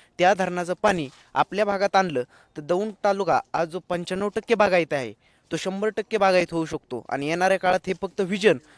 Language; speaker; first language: Marathi; native; Marathi